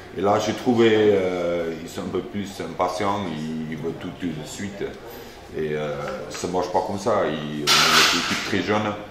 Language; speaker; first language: French; non-native, fluent; Afrikaans